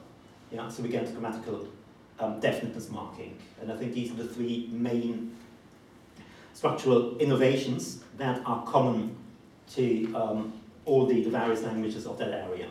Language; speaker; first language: English; non-native, fluent; German